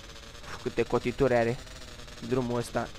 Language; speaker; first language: Romanian; native; Romanian